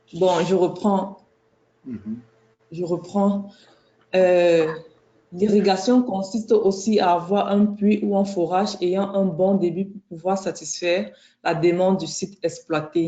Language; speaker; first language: French; native; French